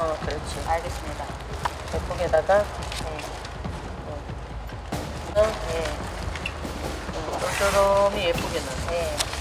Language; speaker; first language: Korean; native; Korean